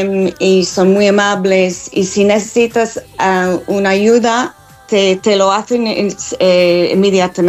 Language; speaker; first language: Spanish; non-native, fluent; English